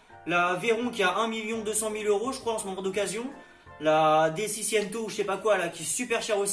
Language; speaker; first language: French; native; French